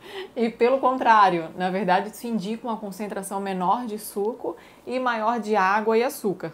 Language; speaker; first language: Portuguese; native; Portuguese